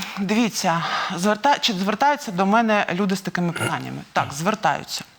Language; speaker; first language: Ukrainian; non-native, local second language; Russian